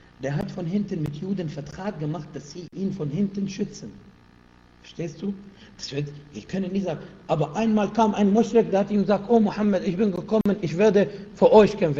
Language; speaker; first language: German; non-native, fluent; Arabic